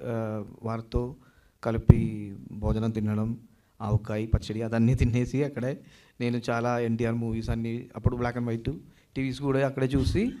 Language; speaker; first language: Telugu; non-native, learner; Malayalam